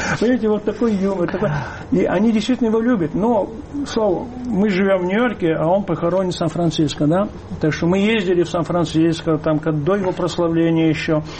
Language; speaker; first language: Russian; early bilingual, heritage; Russian